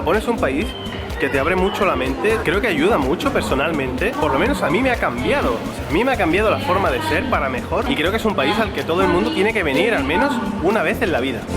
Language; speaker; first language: Spanish; native; Spanish